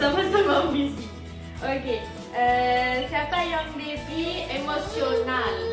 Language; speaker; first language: Indonesian; non-native, learner; French